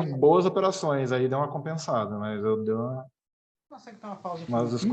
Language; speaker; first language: Portuguese; native; Portuguese